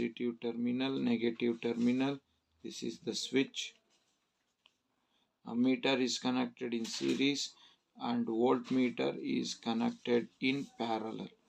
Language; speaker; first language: English; non-native, local second language; Kannada